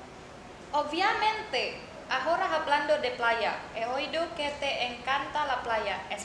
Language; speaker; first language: Spanish; non-native, learner; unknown